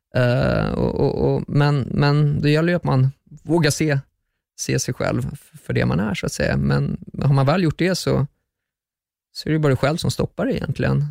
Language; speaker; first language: Swedish; early bilingual, other home language; German